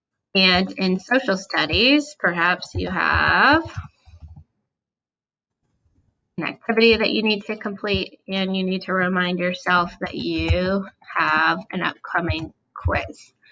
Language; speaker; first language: English; native; English